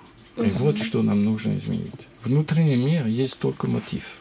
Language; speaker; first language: Russian; non-native, learner; French